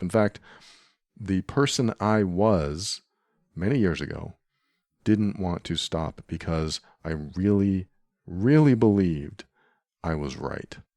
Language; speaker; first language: English; native; English